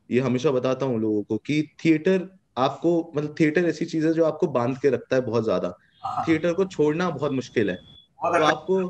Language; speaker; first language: Hindi; native; Hindi